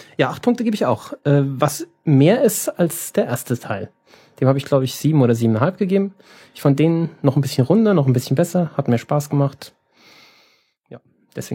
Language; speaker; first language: German; native; German